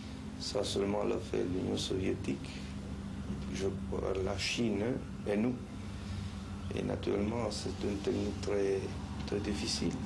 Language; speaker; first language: French; non-native, fluent; Spanish